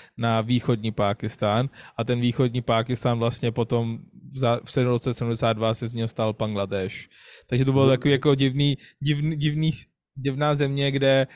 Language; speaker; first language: Czech; non-native, fluent; Urdu